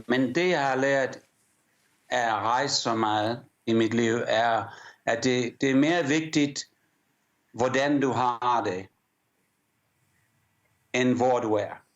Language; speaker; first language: Danish; early bilingual, heritage; English